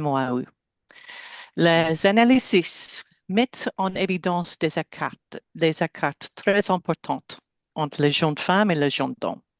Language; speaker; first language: French; non-native, learner; English